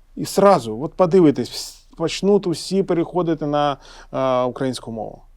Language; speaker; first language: Ukrainian; non-native, local second language; Russian